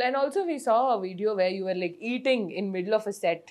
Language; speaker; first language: English; non-native, local second language; Tamil